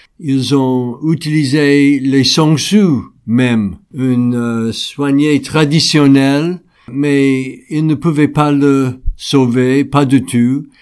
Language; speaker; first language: French; non-native, fluent; English